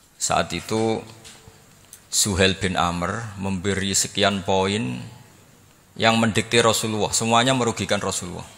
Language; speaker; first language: Indonesian; non-native, local second language; Javanese